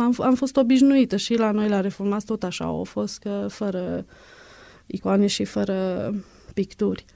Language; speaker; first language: Romanian; non-native, local second language; Hungarian